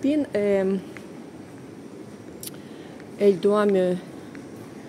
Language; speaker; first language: French; non-native, fluent; Russian